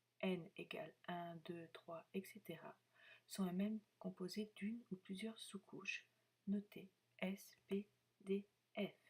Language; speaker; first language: French; native; French